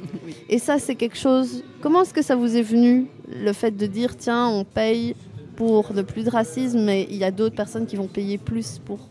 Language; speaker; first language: French; native; French